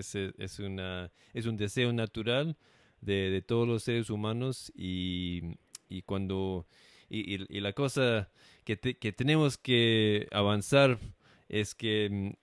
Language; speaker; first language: Spanish; non-native, fluent; English